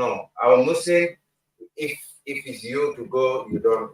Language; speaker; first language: English; non-native, learner; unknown